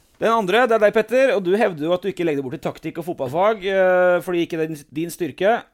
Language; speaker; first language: Norwegian; native; Norwegian